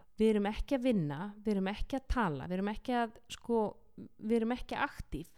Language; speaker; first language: Icelandic; native; Icelandic